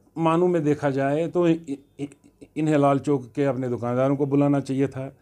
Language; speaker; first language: Hindi; non-native, local second language; Kashmiri